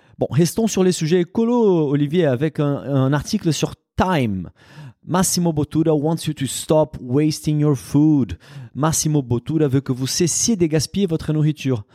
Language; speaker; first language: French; non-native, fluent; Portuguese